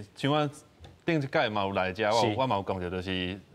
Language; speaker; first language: Min Nan Chinese; non-native, fluent; English